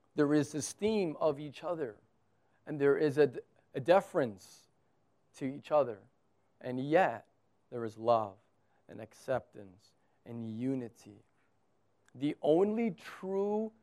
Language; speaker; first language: English; native; English